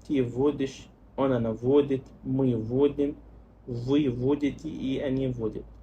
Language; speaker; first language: Russian; non-native, fluent; Arabic